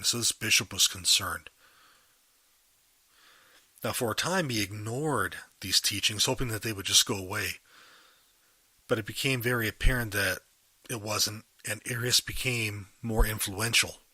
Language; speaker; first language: English; native; English